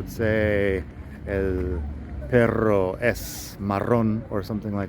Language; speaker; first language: Spanish; non-native, fluent; English